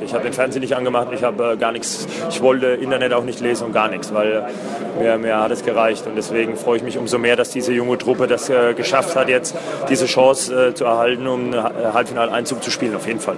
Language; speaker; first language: German; native; German